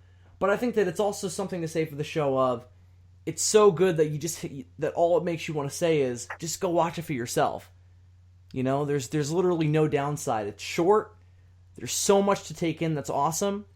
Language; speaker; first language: English; native; English